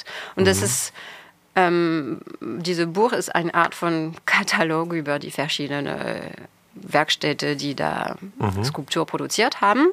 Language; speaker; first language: German; non-native, fluent; French